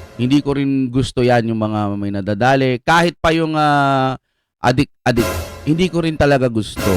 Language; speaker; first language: Filipino; non-native, local second language; Iloko